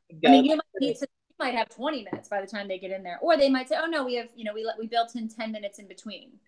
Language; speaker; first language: English; native; English